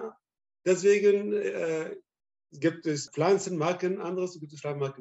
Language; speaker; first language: German; non-native, learner; Arabic